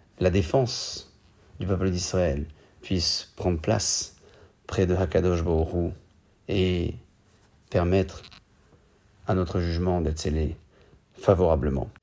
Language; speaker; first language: French; native; French